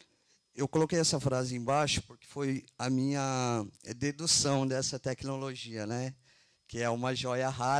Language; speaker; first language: Portuguese; native; Portuguese